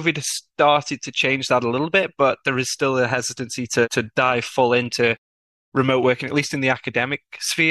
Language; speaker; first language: English; native; English